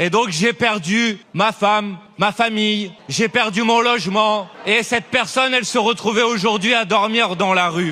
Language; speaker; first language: French; native; French